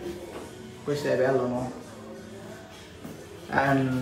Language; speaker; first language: Italian; non-native, learner; Bangla